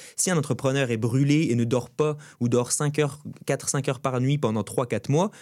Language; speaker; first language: French; native; French